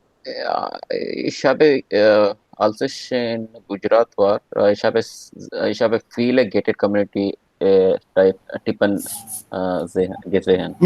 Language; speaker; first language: German; non-native, learner; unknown